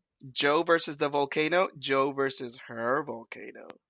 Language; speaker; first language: English; native; English